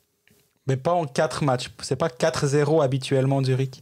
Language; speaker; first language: French; native; French